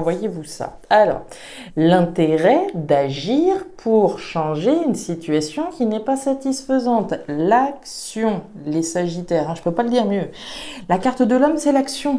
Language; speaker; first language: French; native; French